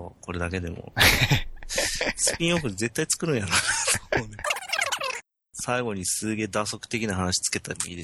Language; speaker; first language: Japanese; native; Japanese